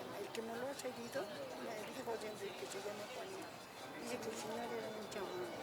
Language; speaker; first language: Spanish; native; Spanish